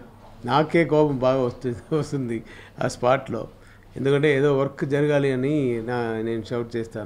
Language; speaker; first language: Telugu; non-native, learner; Tamil